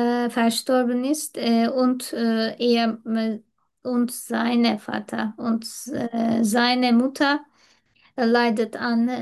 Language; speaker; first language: German; non-native, learner; Turkish